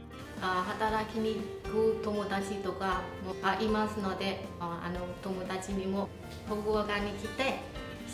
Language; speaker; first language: Japanese; non-native, fluent; Burmese